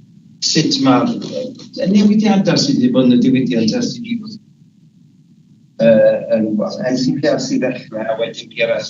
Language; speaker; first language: Welsh; native; Welsh